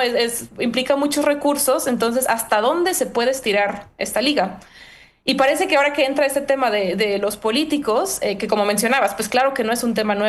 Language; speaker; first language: Spanish; native; Spanish